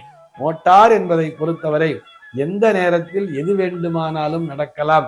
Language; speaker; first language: Tamil; native; Tamil